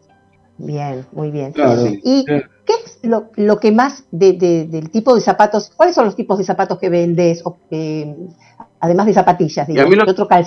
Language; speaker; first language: Spanish; native; Spanish